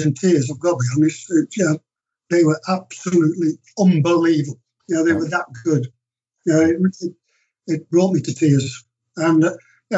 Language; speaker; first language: English; native; English